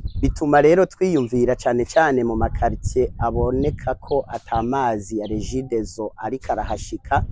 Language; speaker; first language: Rundi; native; Rundi